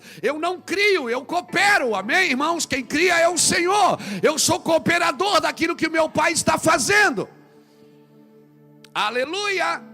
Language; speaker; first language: Portuguese; native; Portuguese